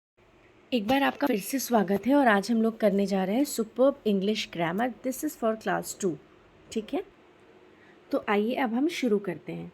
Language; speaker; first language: Hindi; native; Hindi